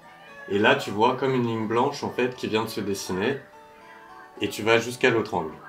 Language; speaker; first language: French; native; French